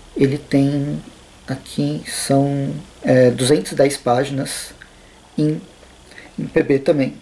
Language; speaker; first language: Portuguese; native; Portuguese